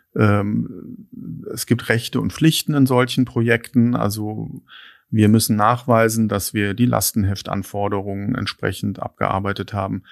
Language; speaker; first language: German; native; German